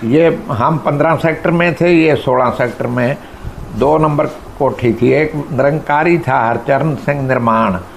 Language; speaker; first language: Hindi; non-native, local second language; Punjabi